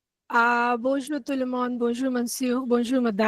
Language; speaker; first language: French; non-native, learner; Gujarati